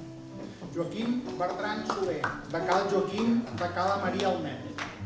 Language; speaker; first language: Catalan; native; Catalan